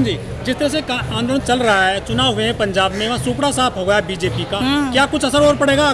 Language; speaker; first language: Hindi; native; Hindi